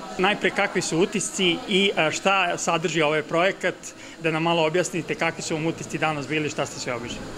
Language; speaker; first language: Serbian; native; Serbian